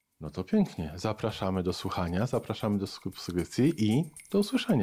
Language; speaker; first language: Polish; native; Polish